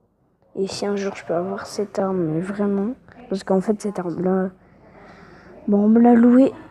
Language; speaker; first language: French; native; French